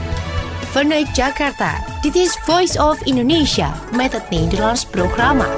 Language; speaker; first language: Dutch; non-native, fluent; Indonesian